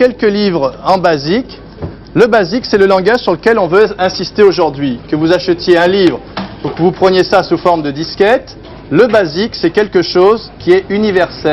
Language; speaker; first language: French; native; French